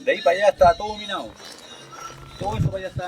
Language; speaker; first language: Spanish; native; Spanish